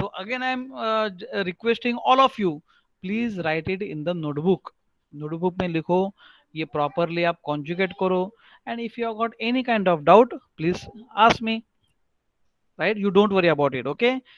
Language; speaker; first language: Hindi; non-native, local second language; Marathi